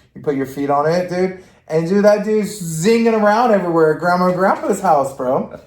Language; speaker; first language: English; native; English